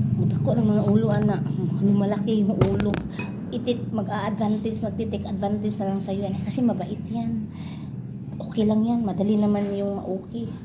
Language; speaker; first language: Filipino; non-native, local second language; Cebuano